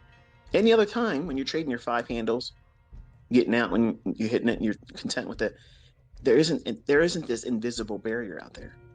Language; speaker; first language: English; native; English